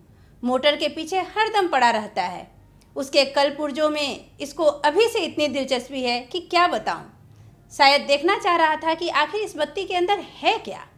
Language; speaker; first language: Hindi; native; Hindi